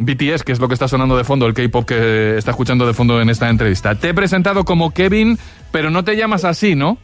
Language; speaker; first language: Spanish; native; Spanish